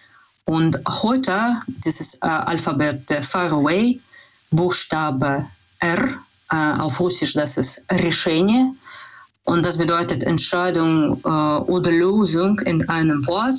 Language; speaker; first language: German; non-native, learner; Russian